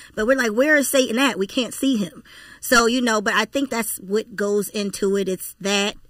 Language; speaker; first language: English; native; English